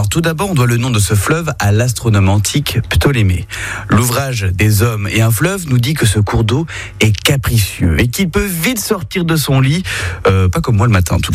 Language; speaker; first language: French; native; French